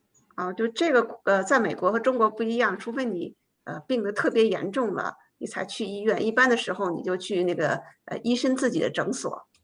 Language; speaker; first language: Chinese; native; Chinese